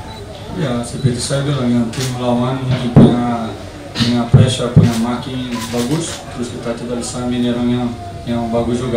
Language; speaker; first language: Indonesian; non-native, learner; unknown